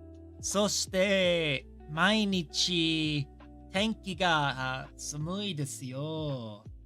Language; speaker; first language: Japanese; non-native, learner; English